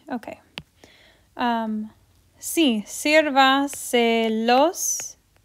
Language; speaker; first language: Spanish; non-native, fluent; English